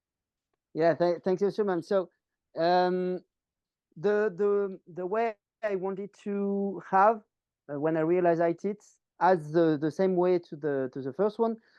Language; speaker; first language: English; non-native, learner; French